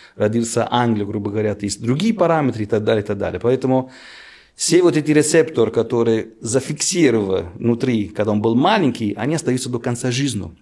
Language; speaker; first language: Russian; non-native, fluent; Italian